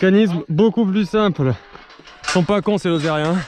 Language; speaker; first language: French; native; French